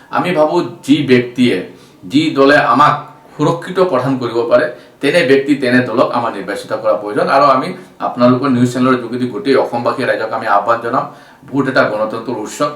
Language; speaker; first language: Assamese; non-native, local second language; Bangla